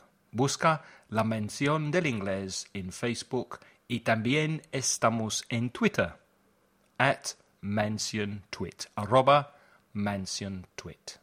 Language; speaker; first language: Spanish; non-native, fluent; English